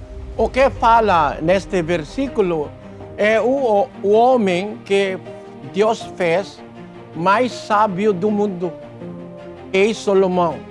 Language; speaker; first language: Portuguese; non-native, learner; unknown